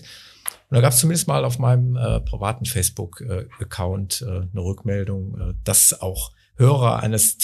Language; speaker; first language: German; native; German